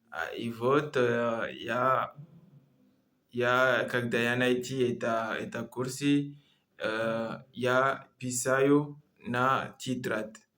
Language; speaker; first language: Russian; non-native, learner; Comorian